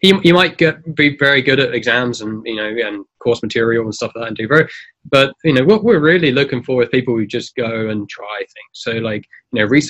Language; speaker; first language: English; native; English